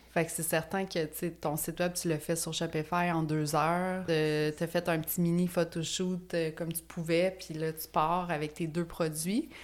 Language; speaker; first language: French; native; French